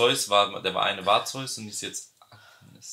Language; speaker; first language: German; early bilingual, other home language; Albanian